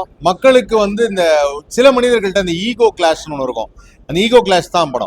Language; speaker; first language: Tamil; native; Tamil